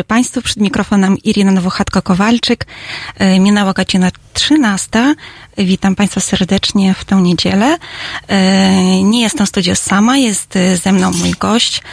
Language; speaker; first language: Polish; non-native, fluent; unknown